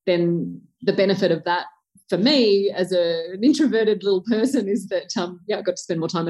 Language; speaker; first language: English; native; English